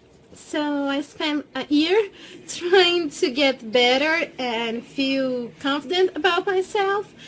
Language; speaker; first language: English; non-native, fluent; Portuguese